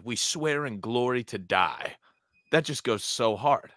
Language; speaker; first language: English; early bilingual, other home language; Spanish